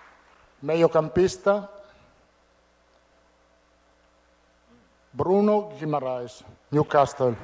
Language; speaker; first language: Portuguese; non-native, fluent; Italian